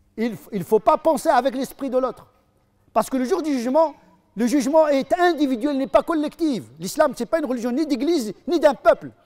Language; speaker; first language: French; non-native, fluent; Arabic